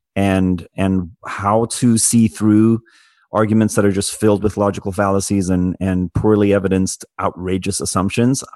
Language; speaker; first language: English; native; English